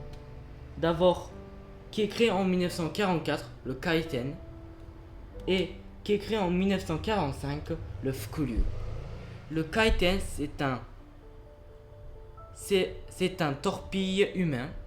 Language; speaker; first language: French; early bilingual, other home language; Japanese